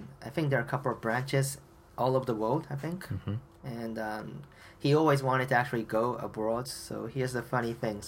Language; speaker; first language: English; non-native, fluent; Japanese